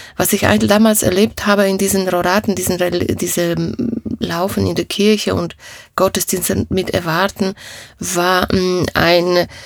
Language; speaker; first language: German; non-native, fluent; Polish